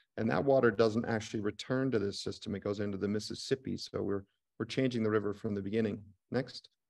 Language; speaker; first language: English; native; English